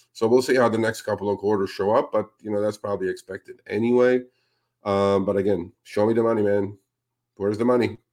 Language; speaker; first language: English; non-native, fluent; Spanish